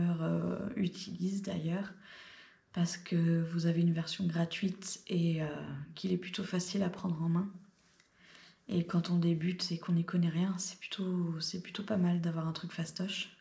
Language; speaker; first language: French; native; French